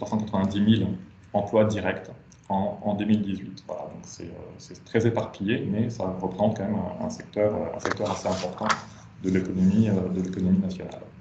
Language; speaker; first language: French; native; French